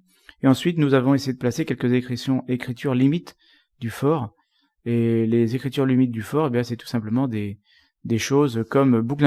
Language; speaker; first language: French; native; French